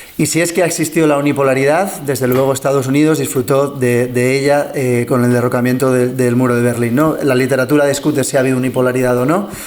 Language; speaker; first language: Spanish; early bilingual, other home language; English